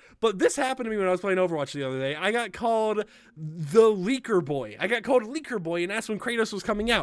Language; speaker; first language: English; native; English